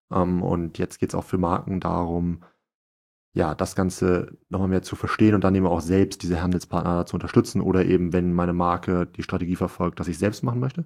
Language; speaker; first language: German; native; German